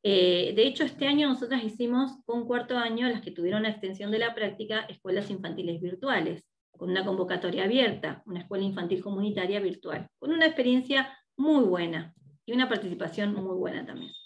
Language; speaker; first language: Spanish; native; Spanish